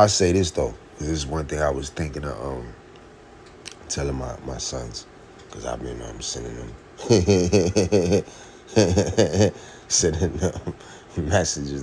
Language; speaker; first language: English; native; English